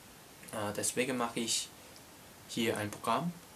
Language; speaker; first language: German; non-native, learner; Cantonese